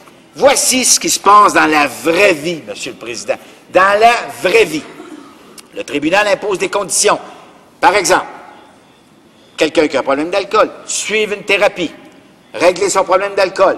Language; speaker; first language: French; native; French